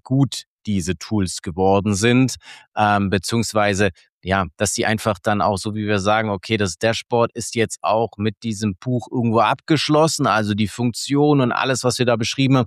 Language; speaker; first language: German; native; German